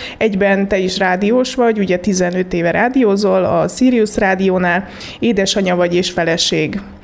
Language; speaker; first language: Hungarian; native; Hungarian